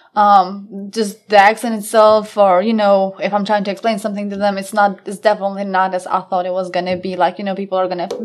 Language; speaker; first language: English; non-native, fluent; Albanian